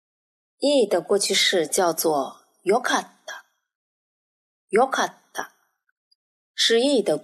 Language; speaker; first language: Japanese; non-native, fluent; Chinese